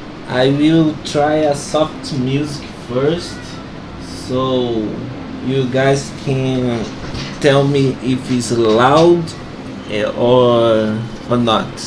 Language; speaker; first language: English; non-native, fluent; Portuguese